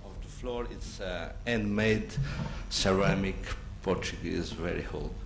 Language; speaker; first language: English; non-native, learner; Portuguese